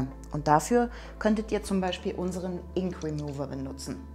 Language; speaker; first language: German; native; German